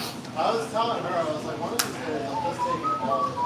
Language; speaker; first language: English; native; English